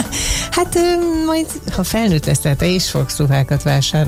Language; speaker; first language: Hungarian; native; Hungarian